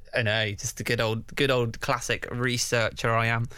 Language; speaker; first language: English; native; English